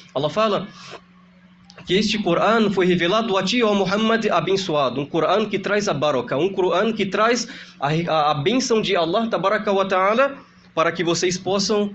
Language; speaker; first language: Portuguese; native; Portuguese